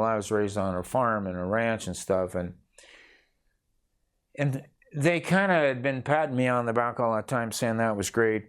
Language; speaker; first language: English; native; English